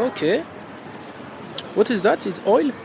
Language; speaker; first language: English; non-native, learner; French